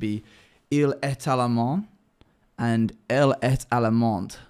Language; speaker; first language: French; non-native, learner; English